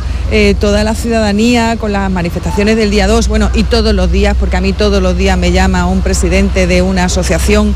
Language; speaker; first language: Spanish; native; Spanish